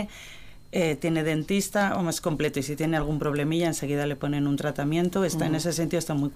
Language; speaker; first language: Spanish; native; Spanish